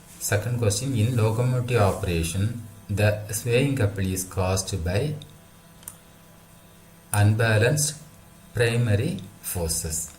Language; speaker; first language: English; non-native, local second language; Tamil